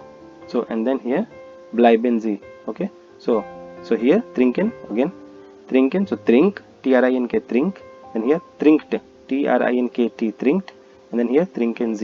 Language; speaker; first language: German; non-native, fluent; Hindi